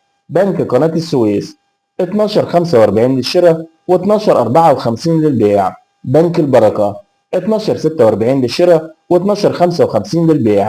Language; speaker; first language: Arabic; native; Arabic